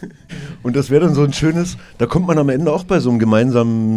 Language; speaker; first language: German; native; German